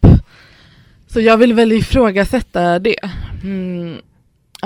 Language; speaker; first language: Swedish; early bilingual, other home language; Persian